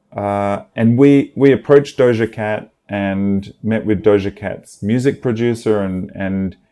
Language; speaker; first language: English; native; English